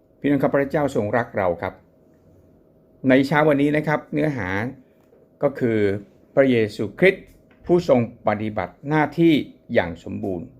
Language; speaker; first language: Thai; native; Thai